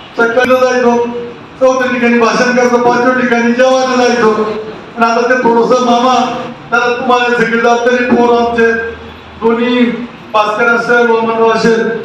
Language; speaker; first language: Marathi; native; Marathi